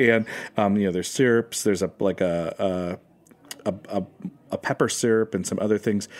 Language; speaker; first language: English; native; English